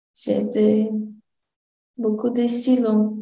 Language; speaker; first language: French; non-native, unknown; Portuguese